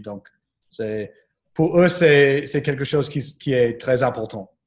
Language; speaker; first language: French; non-native, learner; English